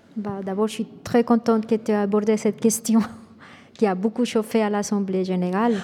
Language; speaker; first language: French; non-native, fluent; Spanish